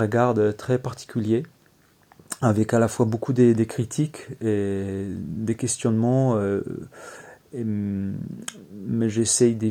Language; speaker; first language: French; non-native, fluent; Hebrew